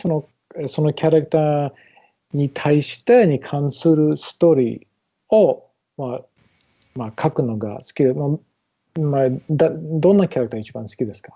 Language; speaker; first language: Japanese; non-native, learner; English